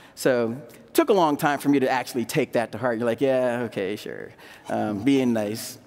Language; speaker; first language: English; native; English